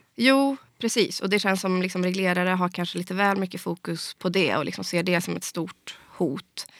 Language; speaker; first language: Swedish; native; Swedish